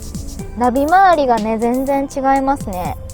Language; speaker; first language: Japanese; native; Japanese